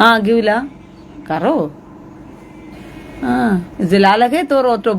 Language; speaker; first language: Hebrew; non-native, learner; Malayalam